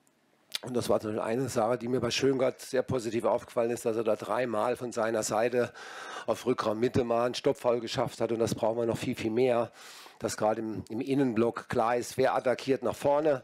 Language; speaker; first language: German; native; German